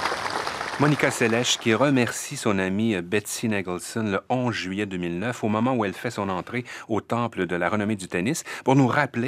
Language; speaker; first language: French; native; French